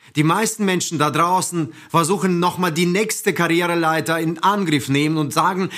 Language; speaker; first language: German; non-native, fluent; Russian